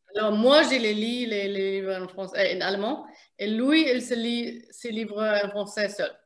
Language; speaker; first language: French; non-native, fluent; German